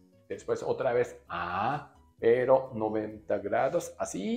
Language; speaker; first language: Spanish; non-native, learner; Japanese